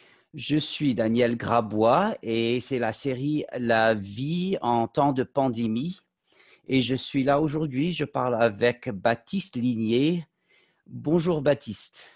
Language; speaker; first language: French; non-native, fluent; English